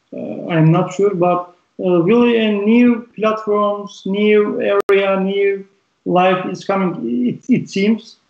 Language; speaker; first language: English; non-native, learner; Turkish